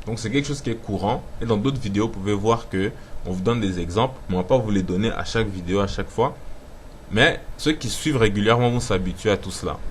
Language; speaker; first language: French; non-native, local second language; Lingala